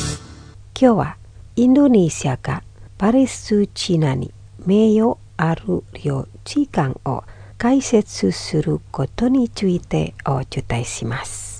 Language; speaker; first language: Japanese; non-native, fluent; Indonesian